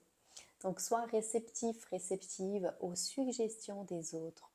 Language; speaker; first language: French; native; French